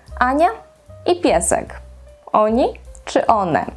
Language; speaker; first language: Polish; non-native, fluent; Ukrainian